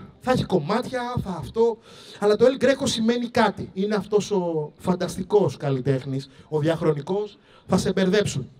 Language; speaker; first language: Greek; early bilingual, other home language; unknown